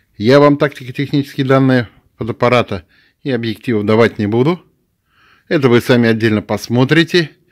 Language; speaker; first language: Russian; non-native, local second language; Tatar